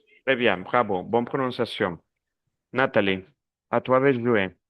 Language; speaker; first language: French; non-native, fluent; Spanish